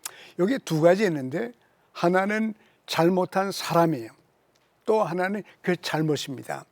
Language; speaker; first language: Korean; native; Korean